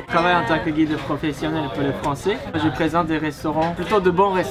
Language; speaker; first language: French; non-native, fluent; Japanese